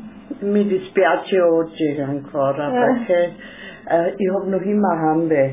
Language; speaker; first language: Italian; non-native, local second language; German